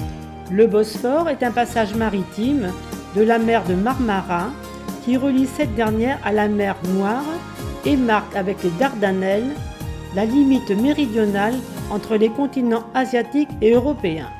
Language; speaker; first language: French; native; French